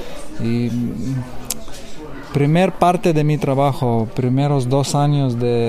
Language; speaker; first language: Spanish; non-native, learner; Lithuanian